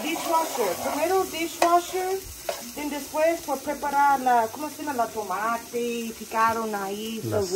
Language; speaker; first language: Spanish; non-native, learner; English